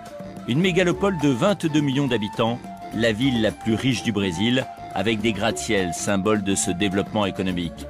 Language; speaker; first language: French; native; French